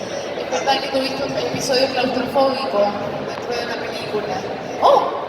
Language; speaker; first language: Spanish; native; Spanish